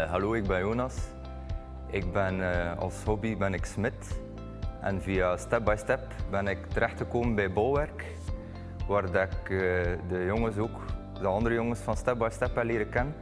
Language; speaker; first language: Dutch; native; Dutch